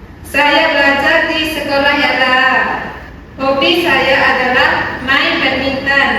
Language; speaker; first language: Indonesian; non-native, learner; Malay